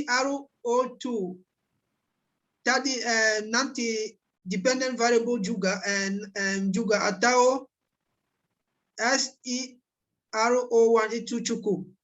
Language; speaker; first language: Indonesian; non-native, learner; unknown